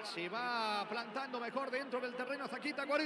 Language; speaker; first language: Spanish; native; Spanish